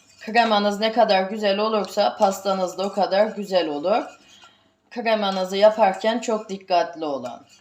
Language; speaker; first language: Turkish; native; Turkish